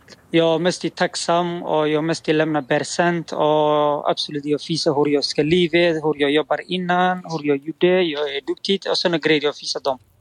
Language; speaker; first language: Swedish; non-native, learner; Somali